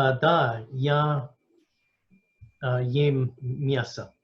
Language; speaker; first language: Russian; non-native, learner; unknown